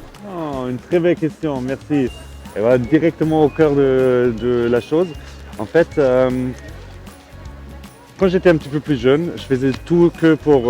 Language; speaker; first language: French; non-native, fluent; German